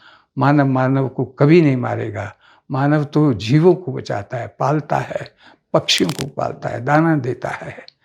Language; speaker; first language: Hindi; native; Hindi